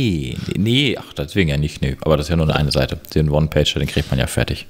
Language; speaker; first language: German; native; German